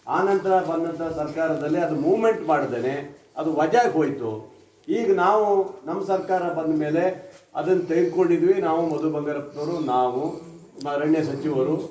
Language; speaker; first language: Kannada; native; Kannada